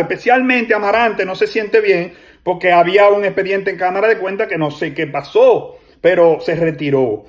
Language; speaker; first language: Spanish; native; Spanish